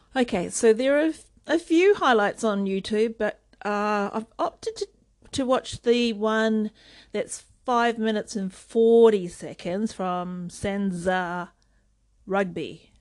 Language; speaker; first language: English; native; English